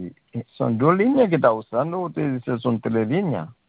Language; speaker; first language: Spanish; non-native, learner; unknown